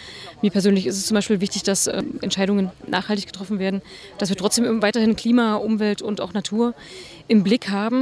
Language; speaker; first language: German; native; German